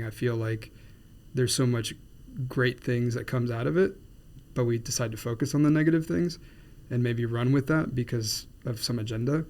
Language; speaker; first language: English; non-native, fluent; Spanish